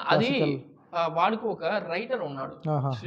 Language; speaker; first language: Telugu; non-native, learner; Tamil